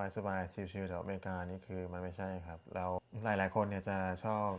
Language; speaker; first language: Thai; early bilingual, other home language; Korean